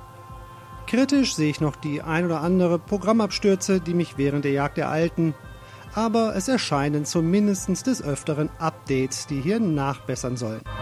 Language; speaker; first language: German; native; German